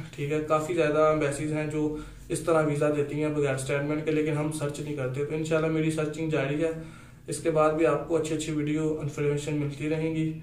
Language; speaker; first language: Urdu; non-native, local second language; Punjabi